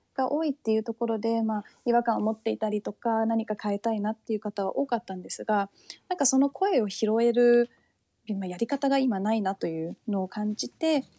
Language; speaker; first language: Japanese; early bilingual, heritage; Japanese